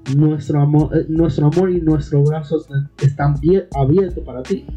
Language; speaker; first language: Spanish; early bilingual, other home language; English